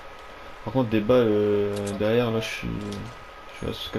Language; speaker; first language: French; native; French